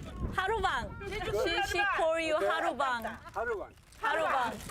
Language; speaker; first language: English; non-native, learner; Korean